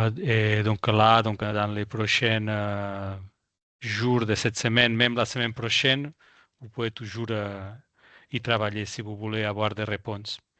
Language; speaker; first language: French; non-native, fluent; Spanish